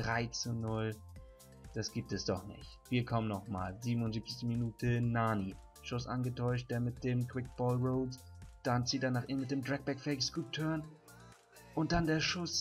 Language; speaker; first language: German; native; German